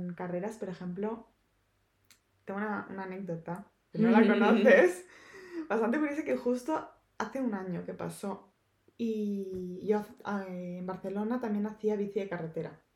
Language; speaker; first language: Spanish; native; Spanish